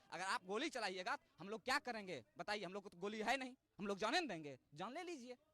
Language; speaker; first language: Hindi; native; Hindi